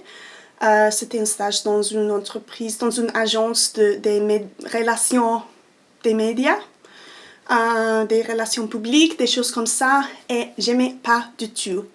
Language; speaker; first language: French; non-native, fluent; English